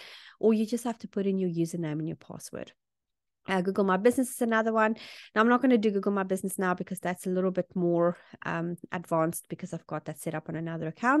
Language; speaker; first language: English; native; English